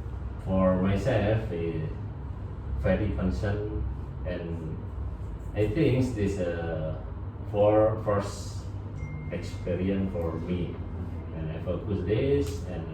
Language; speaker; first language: English; non-native, learner; Indonesian